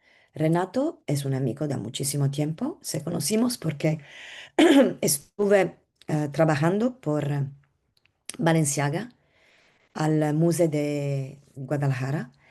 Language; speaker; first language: Spanish; non-native, learner; Italian